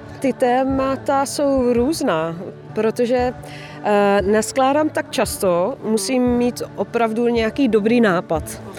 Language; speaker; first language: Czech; non-native, fluent; Dutch